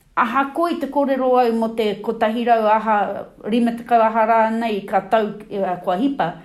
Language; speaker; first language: Māori; non-native, local second language; English